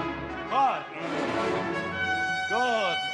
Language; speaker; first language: German; non-native, learner; English